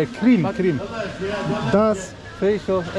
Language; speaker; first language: English; non-native, fluent; Turkish